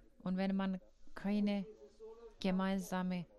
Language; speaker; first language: German; non-native, fluent; Finnish